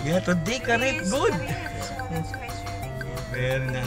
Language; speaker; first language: English; non-native, local second language; Filipino